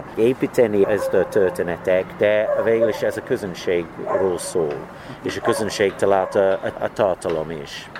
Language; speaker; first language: Hungarian; non-native, learner; English